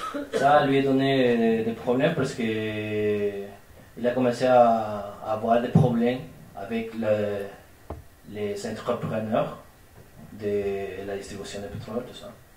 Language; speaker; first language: French; non-native, fluent; Spanish